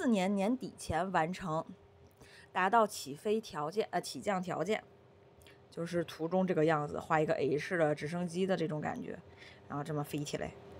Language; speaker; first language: Chinese; native; Chinese